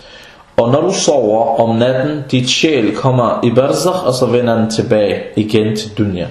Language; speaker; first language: Danish; early bilingual, other home language; Arabic